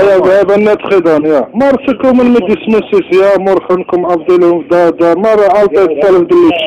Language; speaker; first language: Dutch; non-native, learner; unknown